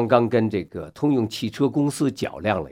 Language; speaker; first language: Chinese; native; Chinese